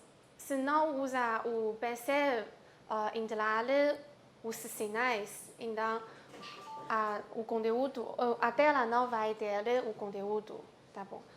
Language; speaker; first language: Portuguese; non-native, learner; Chinese